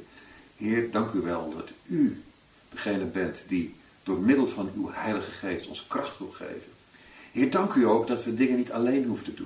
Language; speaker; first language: Dutch; native; Dutch